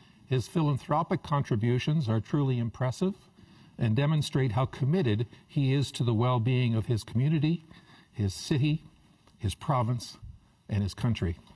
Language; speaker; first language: English; native; English